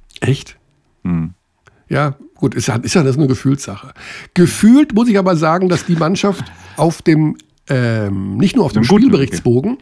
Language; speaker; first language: German; native; German